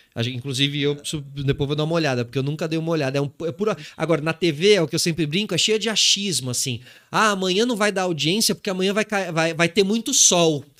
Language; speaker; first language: Portuguese; native; Portuguese